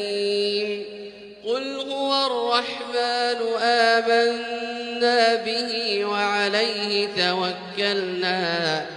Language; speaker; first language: Arabic; native; Arabic